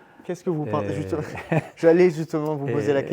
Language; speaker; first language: French; native; French